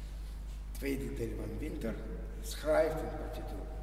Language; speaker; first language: Dutch; non-native, learner; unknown